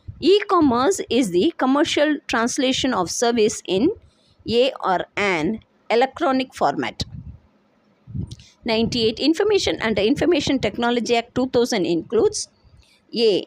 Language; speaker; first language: English; non-native, local second language; Tamil